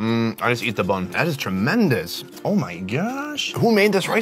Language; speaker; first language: English; native; English